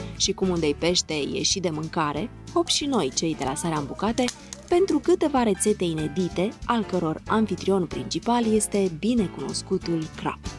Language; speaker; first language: Romanian; native; Romanian